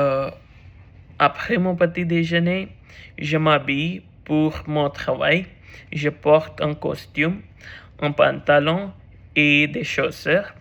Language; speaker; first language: French; non-native, learner; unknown